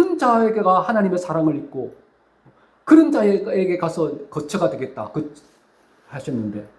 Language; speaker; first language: Korean; native; Korean